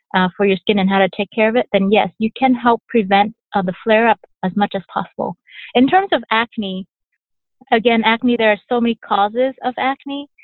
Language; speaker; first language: English; early bilingual, other home language; Vietnamese